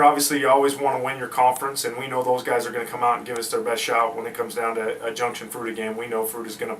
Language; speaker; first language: English; native; English